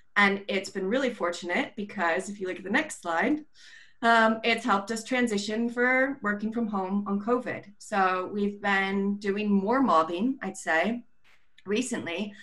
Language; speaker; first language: English; native; English